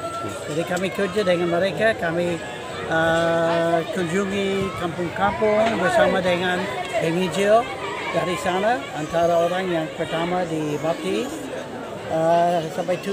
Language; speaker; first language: Indonesian; non-native, fluent; English